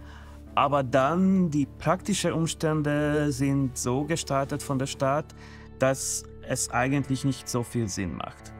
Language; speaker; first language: German; non-native, fluent; Hungarian